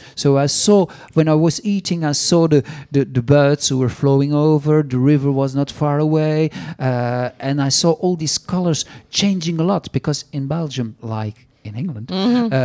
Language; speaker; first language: English; non-native, fluent; Dutch